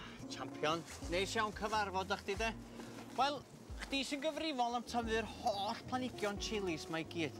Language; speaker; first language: Welsh; native; Welsh